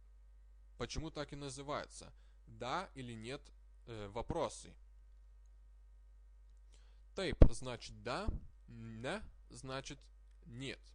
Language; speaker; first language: Russian; non-native, fluent; Lithuanian